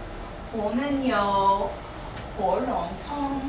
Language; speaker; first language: Chinese; non-native, learner; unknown